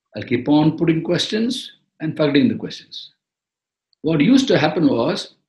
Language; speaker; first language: English; non-native, local second language; Tamil